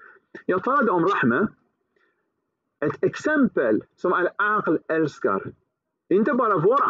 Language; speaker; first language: Swedish; early bilingual, other home language; Arabic